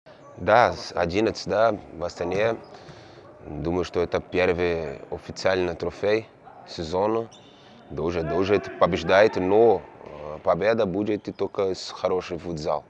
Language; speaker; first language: Russian; non-native, learner; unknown